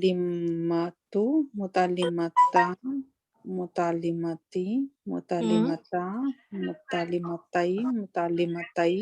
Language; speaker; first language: Arabic; non-native, learner; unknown